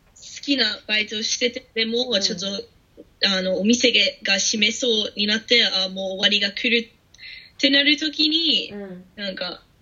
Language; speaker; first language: Japanese; non-native, fluent; English